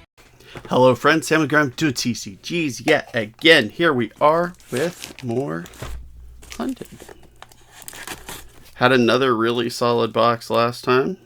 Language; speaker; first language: English; native; English